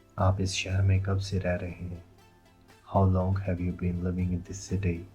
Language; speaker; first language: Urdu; native; Urdu